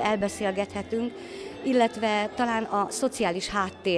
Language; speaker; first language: Hungarian; native; Hungarian